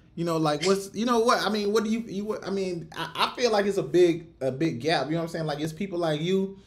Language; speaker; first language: English; native; English